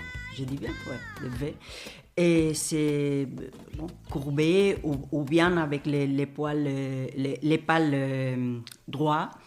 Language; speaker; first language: French; non-native, fluent; Spanish